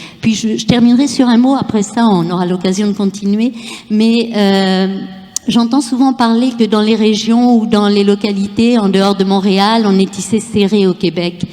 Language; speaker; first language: French; native; French